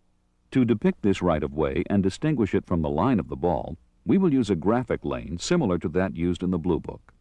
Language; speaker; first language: English; native; English